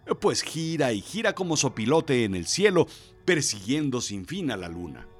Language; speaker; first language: Spanish; native; Spanish